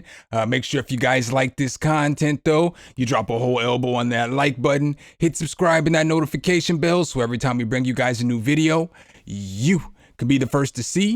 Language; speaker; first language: English; native; English